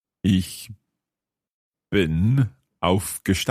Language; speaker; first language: German; non-native, fluent; English